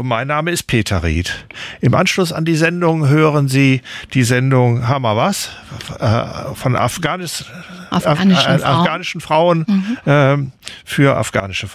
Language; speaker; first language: German; native; German